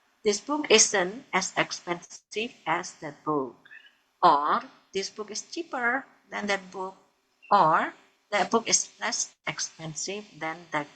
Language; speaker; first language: English; non-native, fluent; Indonesian